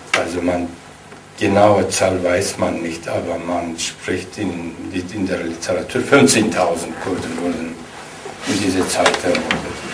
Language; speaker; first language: German; non-native, fluent; Kurdish